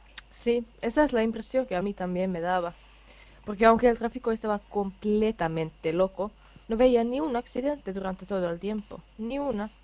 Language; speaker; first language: Spanish; non-native, fluent; Finnish